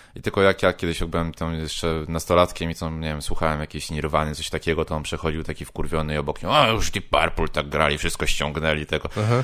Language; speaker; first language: Polish; native; Polish